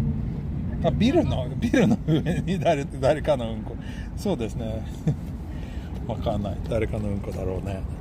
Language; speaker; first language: Japanese; non-native, fluent; Swedish